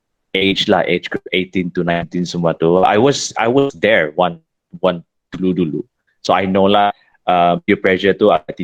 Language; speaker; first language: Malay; native; Malay